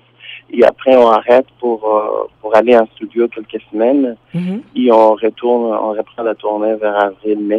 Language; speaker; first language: French; non-native, fluent; Tsonga